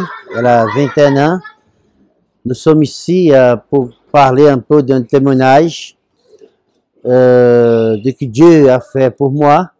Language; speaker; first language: French; non-native, learner; Portuguese